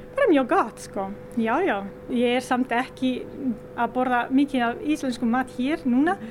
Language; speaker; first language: Icelandic; non-native, learner; Italian